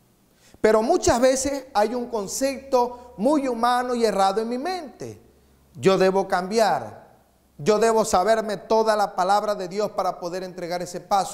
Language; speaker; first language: Spanish; native; Spanish